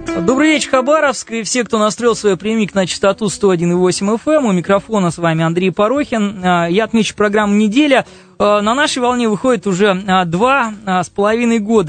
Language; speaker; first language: Russian; native; Russian